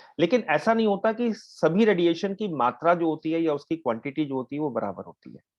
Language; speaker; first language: Hindi; native; Hindi